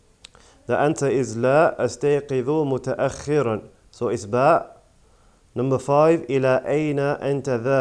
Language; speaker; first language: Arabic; non-native, fluent; English